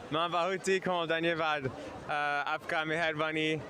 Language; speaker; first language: Hindi; non-native, learner; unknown